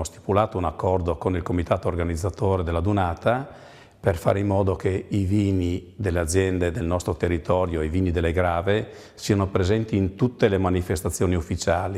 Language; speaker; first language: Italian; native; Italian